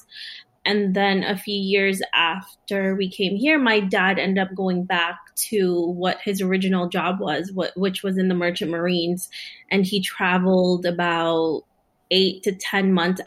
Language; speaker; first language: English; early bilingual, other home language; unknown